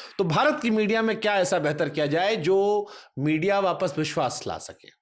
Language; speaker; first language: Hindi; native; Hindi